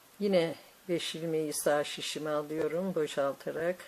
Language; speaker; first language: Turkish; native; Turkish